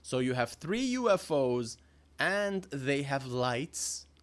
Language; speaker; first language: English; non-native, fluent; Persian